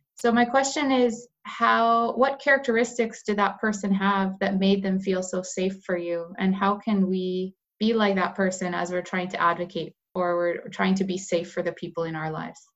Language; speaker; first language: English; native; English